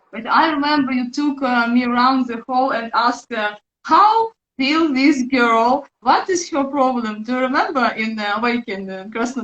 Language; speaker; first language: English; non-native, learner; Russian